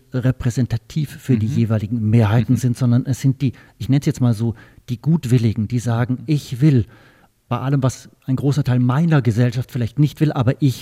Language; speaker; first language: German; native; German